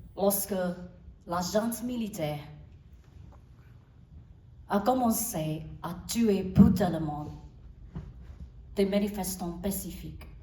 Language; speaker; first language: French; non-native, learner; Burmese